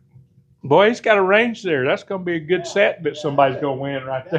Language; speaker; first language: English; native; English